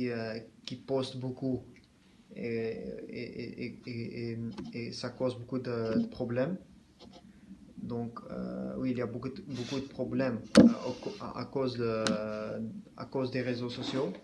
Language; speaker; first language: French; non-native, learner; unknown